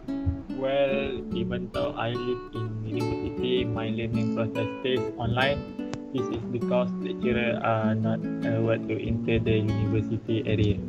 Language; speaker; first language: English; non-native, learner; Malay